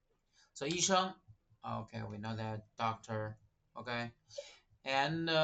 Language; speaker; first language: English; non-native, fluent; Chinese